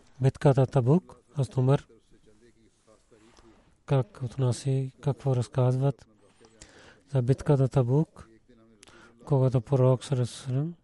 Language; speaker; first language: Bulgarian; non-native, learner; Urdu